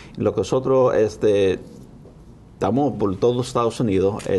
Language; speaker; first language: Spanish; early bilingual, heritage; Spanish